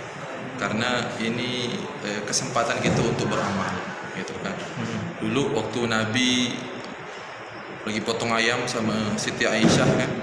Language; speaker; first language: Indonesian; native; Indonesian